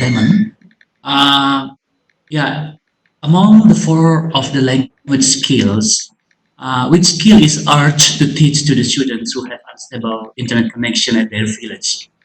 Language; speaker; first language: English; non-native, fluent; Indonesian